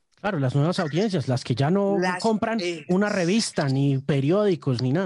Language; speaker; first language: Spanish; native; Spanish